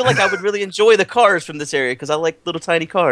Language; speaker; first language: English; native; English